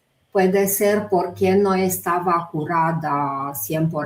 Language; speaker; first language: Spanish; non-native, fluent; Romanian